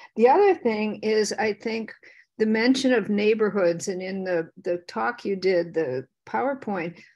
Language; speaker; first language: English; native; English